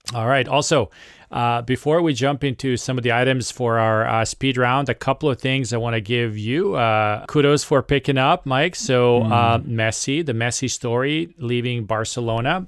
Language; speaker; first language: English; non-native, fluent; Serbian